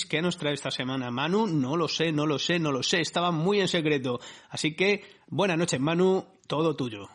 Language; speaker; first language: Spanish; native; Spanish